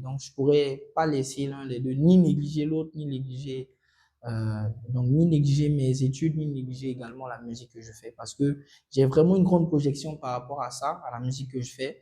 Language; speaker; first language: French; non-native, local second language; Sango